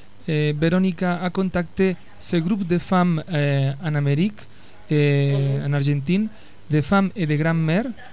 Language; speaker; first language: French; non-native, fluent; Spanish